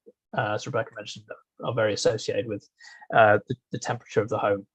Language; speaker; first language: English; native; English